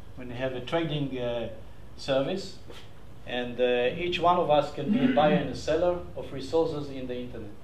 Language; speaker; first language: English; non-native, fluent; Hebrew